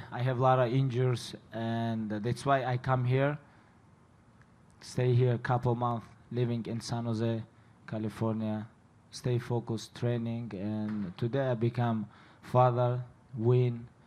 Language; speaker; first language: English; non-native, learner; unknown